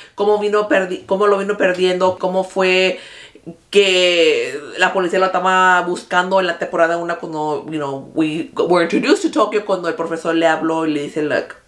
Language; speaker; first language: Spanish; early bilingual, other home language; English